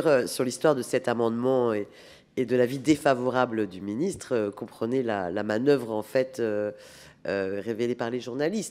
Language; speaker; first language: French; native; French